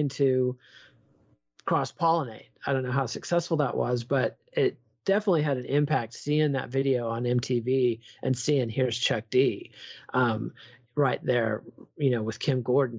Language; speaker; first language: English; native; English